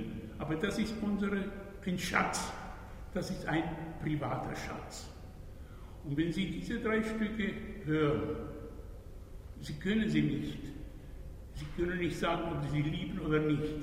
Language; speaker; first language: German; non-native, fluent; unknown